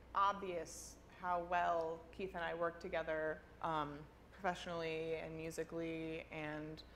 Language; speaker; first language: English; native; English